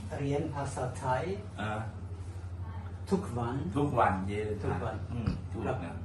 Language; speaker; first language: Thai; non-native, learner; German